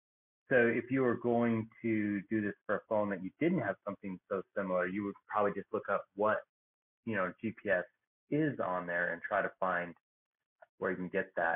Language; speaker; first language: English; native; English